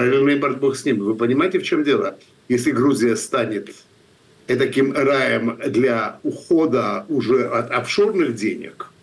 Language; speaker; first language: Russian; non-native, fluent; Georgian